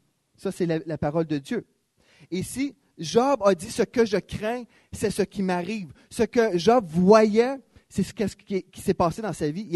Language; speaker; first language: French; native; French